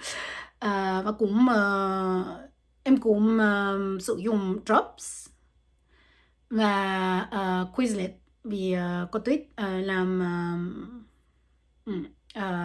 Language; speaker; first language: Vietnamese; non-native, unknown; French